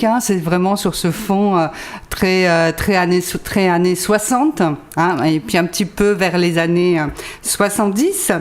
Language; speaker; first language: French; native; French